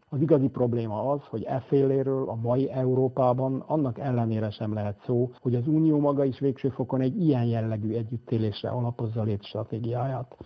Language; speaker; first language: Hungarian; native; Hungarian